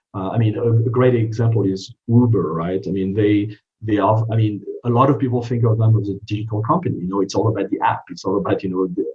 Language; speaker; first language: English; non-native, fluent; French